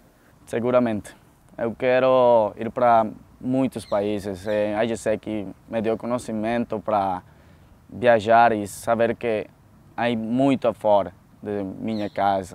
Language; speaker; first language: Portuguese; non-native, fluent; Spanish